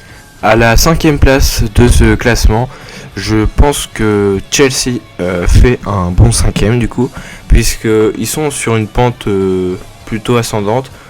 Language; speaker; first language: French; native; French